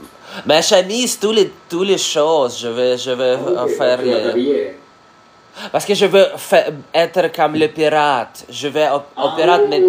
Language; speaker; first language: French; non-native, learner; Russian